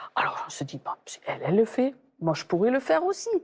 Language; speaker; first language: French; non-native, fluent; German